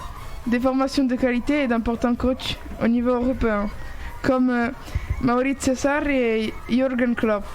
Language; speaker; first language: French; early bilingual, other home language; Italian